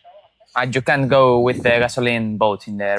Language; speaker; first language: English; non-native, learner; Spanish